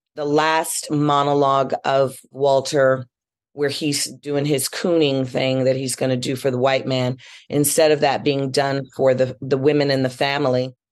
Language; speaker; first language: English; native; English